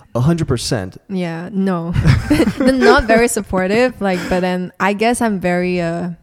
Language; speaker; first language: English; non-native, local second language; Chinese